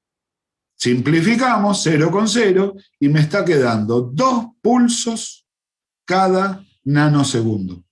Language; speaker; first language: Spanish; native; Spanish